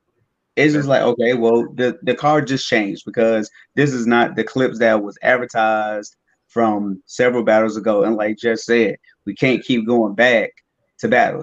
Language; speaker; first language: English; native; English